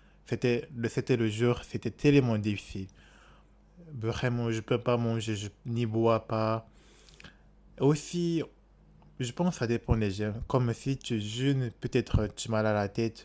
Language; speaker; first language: French; non-native, learner; Japanese